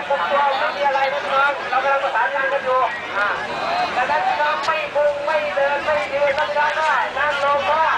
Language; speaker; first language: Thai; native; Thai